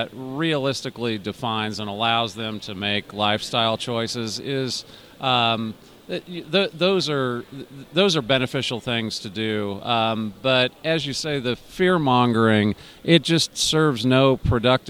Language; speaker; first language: English; native; English